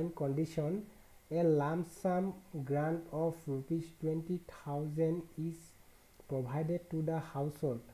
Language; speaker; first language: English; non-native, local second language; Assamese